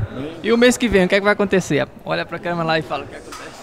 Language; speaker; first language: Portuguese; native; Portuguese